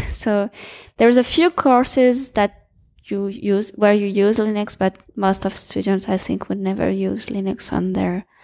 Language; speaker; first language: English; non-native, fluent; French